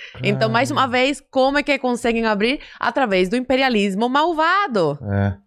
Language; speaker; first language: Portuguese; early bilingual, other home language; Spanish